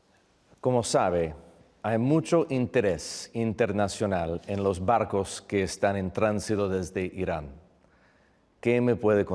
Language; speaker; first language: Spanish; non-native, fluent; English